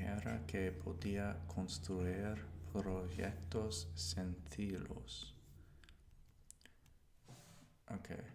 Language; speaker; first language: Spanish; non-native, learner; English